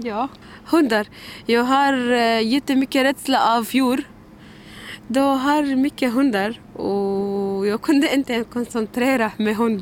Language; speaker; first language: Swedish; non-native, learner; Arabic